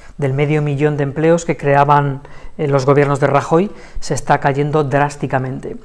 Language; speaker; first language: Spanish; native; Spanish